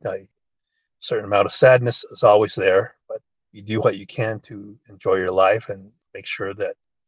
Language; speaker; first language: English; early bilingual, other home language; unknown